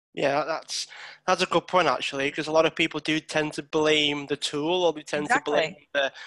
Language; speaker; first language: English; native; English